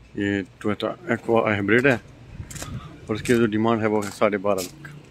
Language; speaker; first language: Urdu; non-native, local second language; Pashto